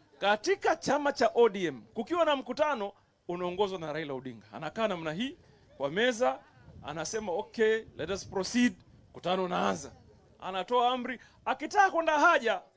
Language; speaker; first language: Swahili; native; Swahili